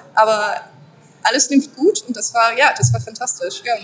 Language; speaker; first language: German; non-native, fluent; French